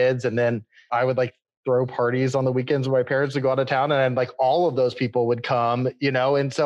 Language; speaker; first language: English; native; English